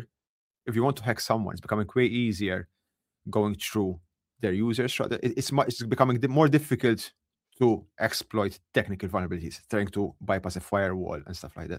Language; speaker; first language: English; non-native, local second language; Maltese